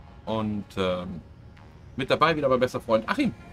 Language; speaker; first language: German; native; German